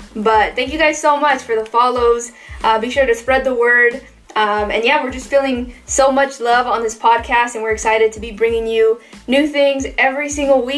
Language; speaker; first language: English; early bilingual, other home language; Spanish